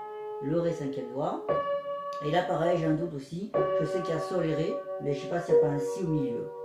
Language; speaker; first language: French; native; French